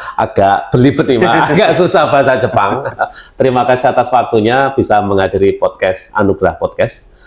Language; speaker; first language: Indonesian; native; Indonesian